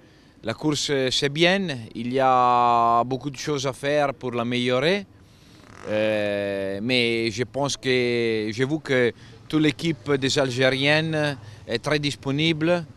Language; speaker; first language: French; non-native, fluent; Italian